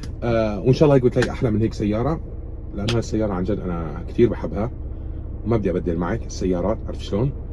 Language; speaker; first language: Arabic; native; Arabic